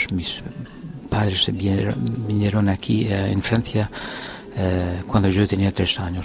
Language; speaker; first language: Spanish; non-native, fluent; French